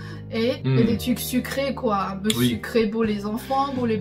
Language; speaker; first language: French; non-native, fluent; Chinese